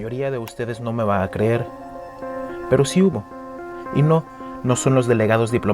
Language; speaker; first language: Spanish; native; Spanish